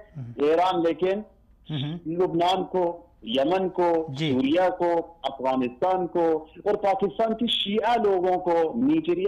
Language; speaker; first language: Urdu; non-native, learner; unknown